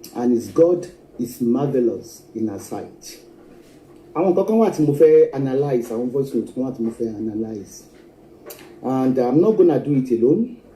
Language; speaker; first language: English; non-native, local second language; Yoruba